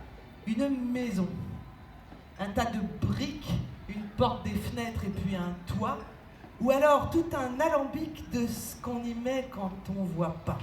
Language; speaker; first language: French; native; French